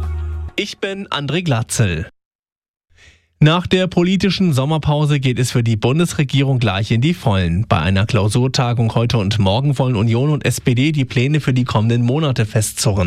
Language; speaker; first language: German; native; German